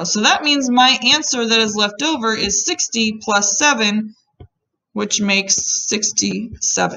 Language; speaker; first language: English; native; English